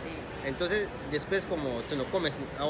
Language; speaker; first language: Spanish; non-native, learner; Japanese